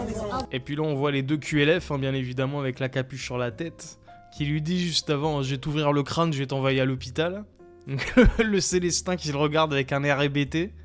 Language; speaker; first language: French; native; French